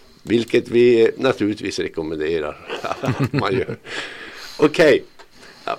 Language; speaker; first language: Swedish; native; Swedish